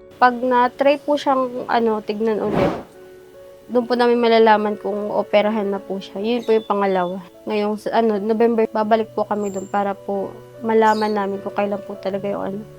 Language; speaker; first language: Filipino; non-native, local second language; Bikol